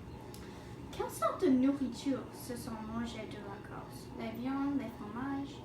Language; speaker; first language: French; non-native, learner; English